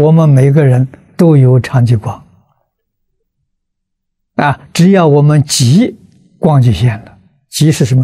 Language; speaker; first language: Chinese; native; Chinese